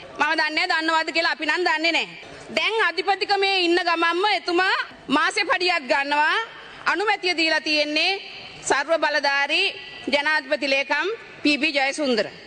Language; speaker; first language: Sinhala; native; Sinhala